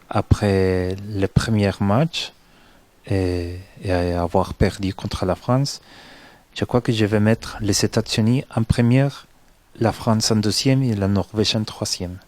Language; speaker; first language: French; non-native, fluent; Spanish